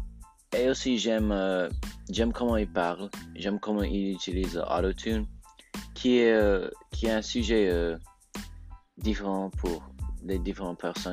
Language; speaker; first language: French; non-native, learner; English